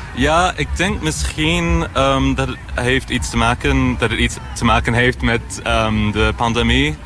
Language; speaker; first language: Dutch; non-native, fluent; English